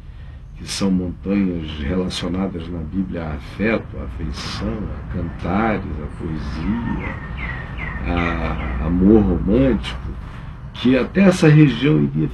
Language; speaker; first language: Portuguese; native; Portuguese